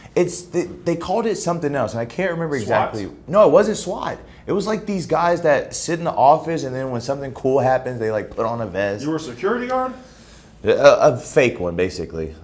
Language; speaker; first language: English; native; English